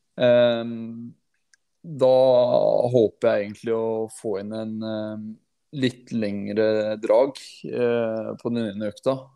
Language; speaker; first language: Norwegian; native; Norwegian